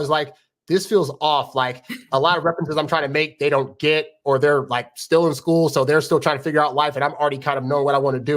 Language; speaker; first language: English; native; English